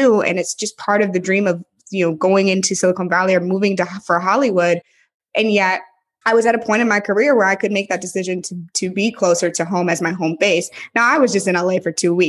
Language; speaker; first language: English; native; English